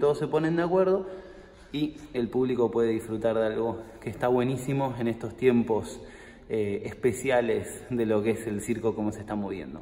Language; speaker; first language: Spanish; native; Spanish